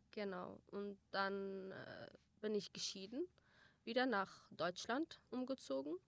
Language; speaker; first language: German; early bilingual, other home language; Kurdish